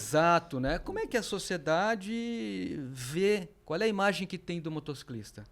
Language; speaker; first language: Portuguese; native; Portuguese